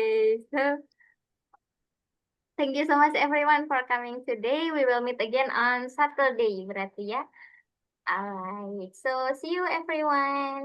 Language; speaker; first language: English; non-native, fluent; Indonesian